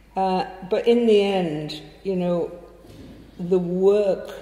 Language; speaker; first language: English; native; English